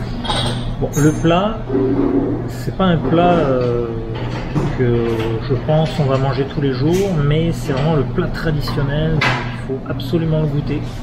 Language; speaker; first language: French; native; French